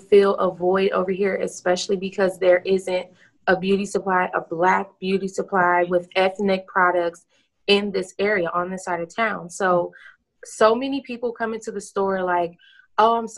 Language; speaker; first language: English; native; English